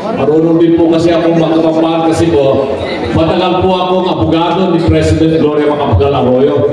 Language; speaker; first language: Filipino; non-native, local second language; Pangasinan